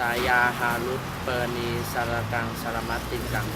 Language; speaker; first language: Indonesian; non-native, learner; Thai